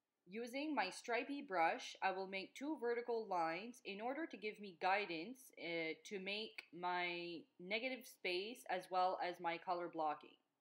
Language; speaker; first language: English; non-native, local second language; French